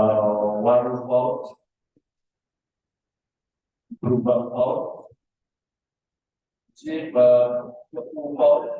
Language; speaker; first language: English; non-native, learner; Indonesian